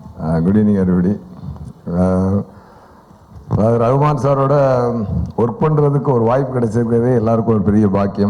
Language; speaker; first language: Tamil; native; Tamil